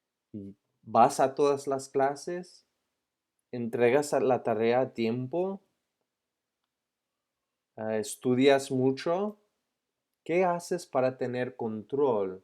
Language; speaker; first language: Spanish; non-native, fluent; English